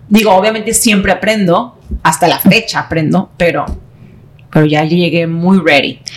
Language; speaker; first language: Spanish; native; Spanish